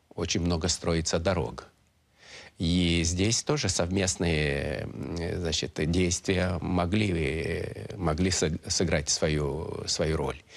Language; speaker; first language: Russian; non-native, local second language; Romanian